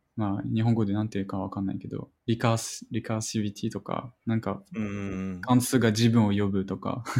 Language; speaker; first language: Japanese; non-native, fluent; French